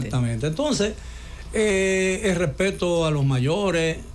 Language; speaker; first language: Spanish; native; Spanish